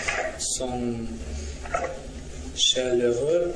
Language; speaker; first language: French; non-native, learner; Russian